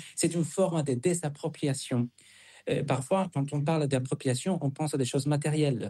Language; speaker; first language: French; non-native, fluent; Spanish